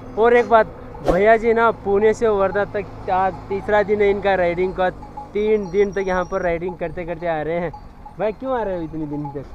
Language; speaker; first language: Hindi; non-native, local second language; Marathi